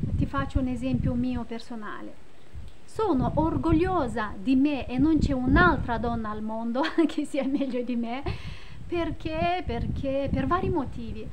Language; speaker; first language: Italian; non-native, fluent; Romanian